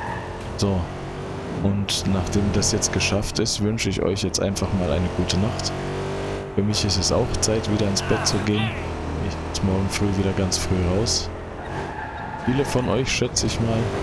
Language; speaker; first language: German; native; German